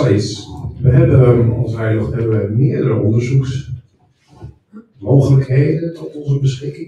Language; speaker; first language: Dutch; native; Dutch